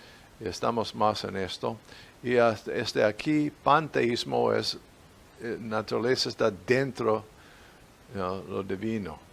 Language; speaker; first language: Spanish; non-native, fluent; English